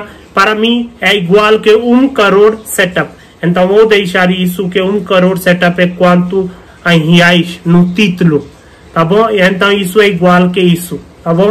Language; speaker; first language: Portuguese; non-native, fluent; Hindi